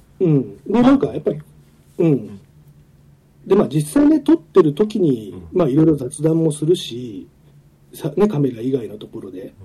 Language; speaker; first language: Japanese; native; Japanese